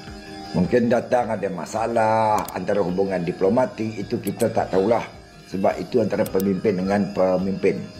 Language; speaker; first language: Malay; native; Malay